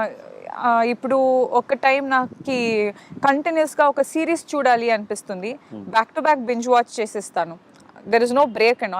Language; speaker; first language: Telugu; non-native, fluent; Kannada